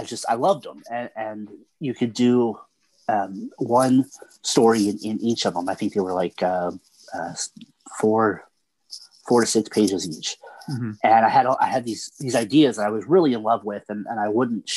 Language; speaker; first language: English; native; English